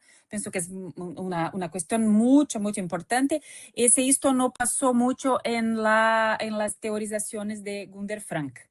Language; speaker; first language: Spanish; non-native, fluent; Portuguese